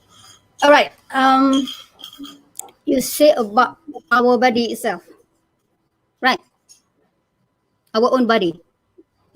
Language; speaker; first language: English; non-native, learner; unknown